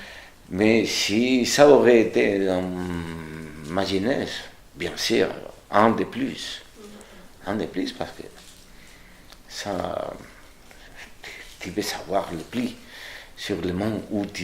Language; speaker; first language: French; non-native, fluent; Spanish